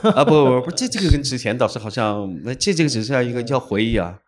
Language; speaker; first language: Chinese; non-native, local second language; Min Nan Chinese